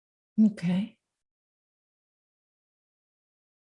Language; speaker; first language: English; native; English